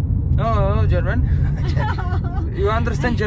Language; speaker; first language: English; non-native, learner; Czech